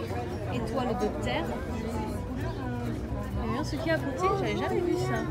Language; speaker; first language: French; native; French